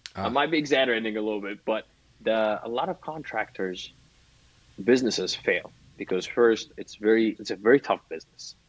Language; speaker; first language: English; non-native, fluent; Arabic